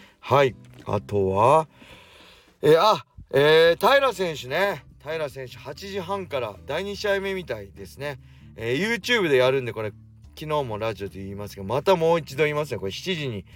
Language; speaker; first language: Japanese; native; Japanese